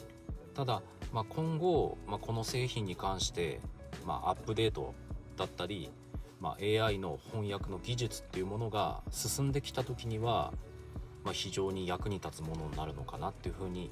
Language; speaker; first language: Japanese; native; Japanese